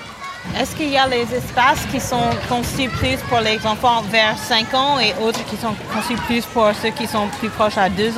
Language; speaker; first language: French; non-native, fluent; English